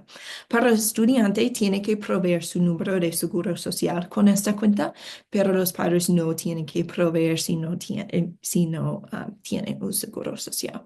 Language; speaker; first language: Spanish; non-native, fluent; English